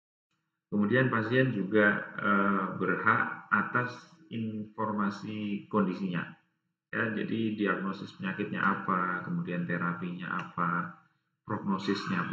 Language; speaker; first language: Indonesian; native; Indonesian